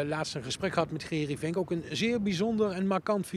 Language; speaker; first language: Dutch; native; Dutch